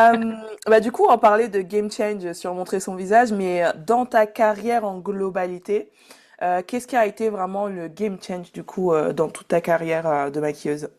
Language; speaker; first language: French; native; French